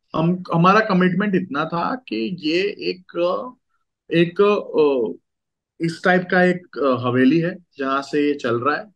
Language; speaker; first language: Hindi; non-native, local second language; Gujarati